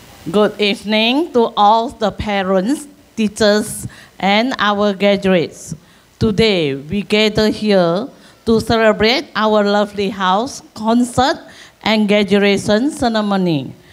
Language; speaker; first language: English; non-native, local second language; Chinese